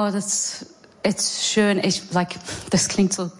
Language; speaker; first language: German; non-native, learner; English